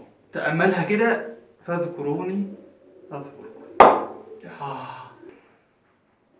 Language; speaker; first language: Arabic; native; Arabic